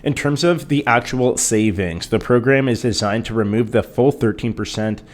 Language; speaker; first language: English; native; English